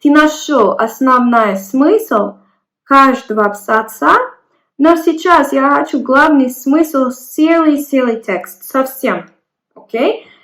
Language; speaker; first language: Russian; non-native, learner; English